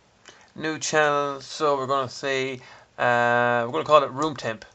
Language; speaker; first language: English; native; English